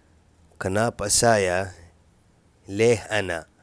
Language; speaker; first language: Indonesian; non-native, fluent; Arabic